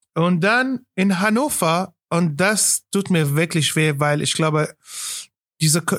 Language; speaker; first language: German; non-native, fluent; Arabic